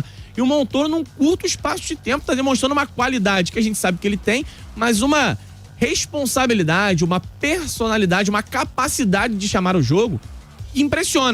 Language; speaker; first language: Portuguese; native; Portuguese